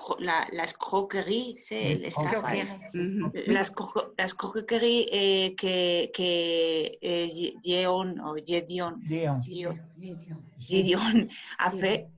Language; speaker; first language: French; non-native, learner; Spanish